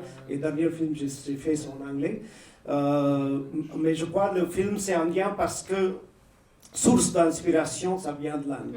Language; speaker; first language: French; non-native, fluent; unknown